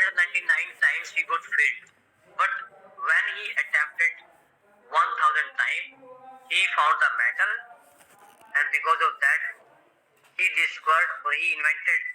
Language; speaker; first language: English; non-native, local second language; Hindi